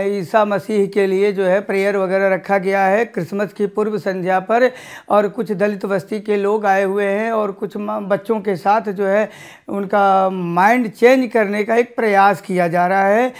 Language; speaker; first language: Hindi; native; Hindi